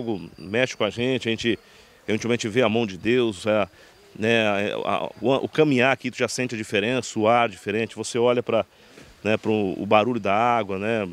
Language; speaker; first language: Portuguese; native; Portuguese